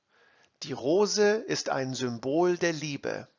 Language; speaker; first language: German; non-native, fluent; English